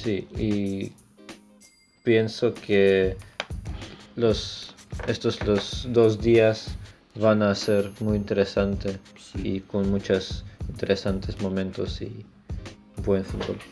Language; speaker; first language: Spanish; non-native, learner; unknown